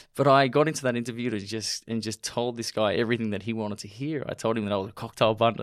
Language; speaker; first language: English; native; English